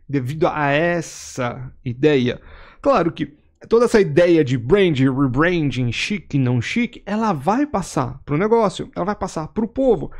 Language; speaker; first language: Portuguese; native; Portuguese